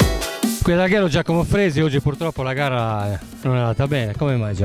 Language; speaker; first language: Italian; native; Italian